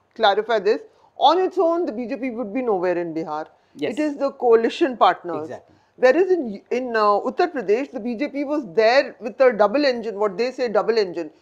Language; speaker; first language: English; non-native, local second language; Hindi